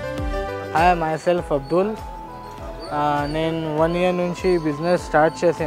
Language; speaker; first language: Telugu; non-native, local second language; Urdu